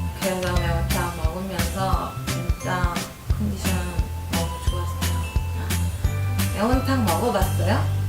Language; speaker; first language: Korean; non-native, learner; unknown